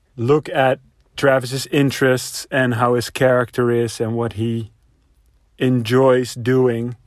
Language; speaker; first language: English; non-native, fluent; Dutch